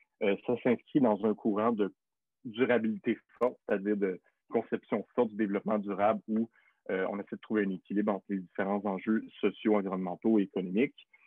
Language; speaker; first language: French; native; French